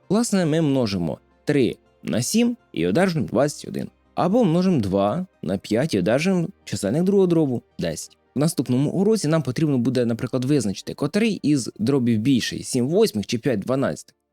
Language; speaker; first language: Ukrainian; native; Ukrainian